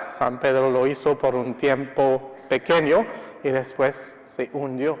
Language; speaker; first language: Spanish; non-native, fluent; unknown